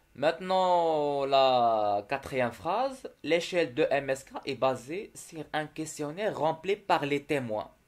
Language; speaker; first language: French; non-native, local second language; Arabic